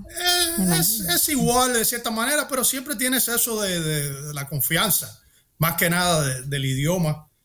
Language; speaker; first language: Spanish; early bilingual, heritage; Spanish